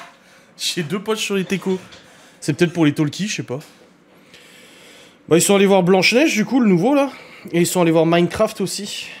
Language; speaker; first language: French; native; French